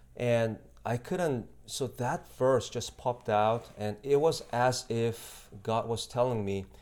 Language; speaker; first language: English; non-native, fluent; Spanish